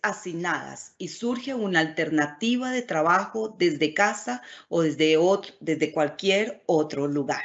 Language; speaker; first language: Spanish; native; Spanish